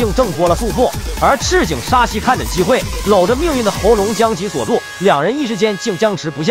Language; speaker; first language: Chinese; native; Chinese